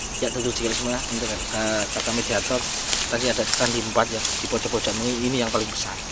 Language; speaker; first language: Indonesian; non-native, local second language; Javanese